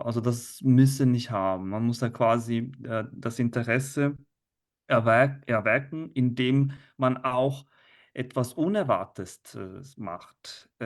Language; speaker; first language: German; non-native, fluent; Italian